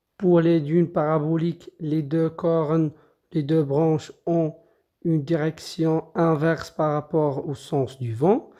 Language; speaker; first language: French; non-native, local second language; Arabic